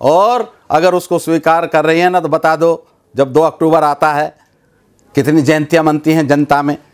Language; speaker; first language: Hindi; native; Hindi